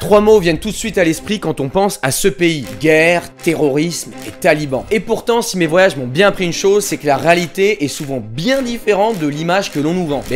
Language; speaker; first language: French; native; French